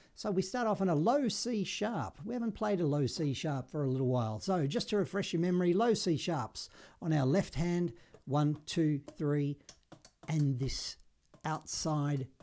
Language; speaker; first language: English; native; English